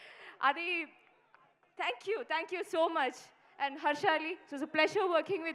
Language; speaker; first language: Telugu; non-native, fluent; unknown